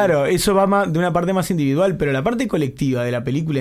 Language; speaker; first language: Spanish; native; Spanish